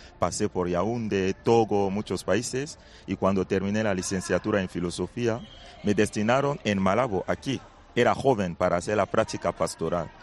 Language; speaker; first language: Spanish; non-native, fluent; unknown